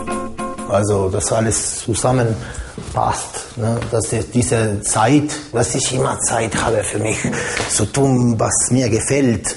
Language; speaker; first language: German; non-native, fluent; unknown